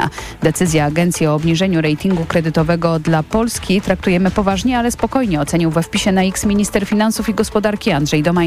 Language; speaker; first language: Polish; native; Polish